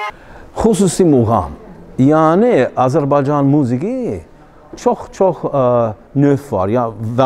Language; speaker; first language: Azerbaijani; non-native, learner; English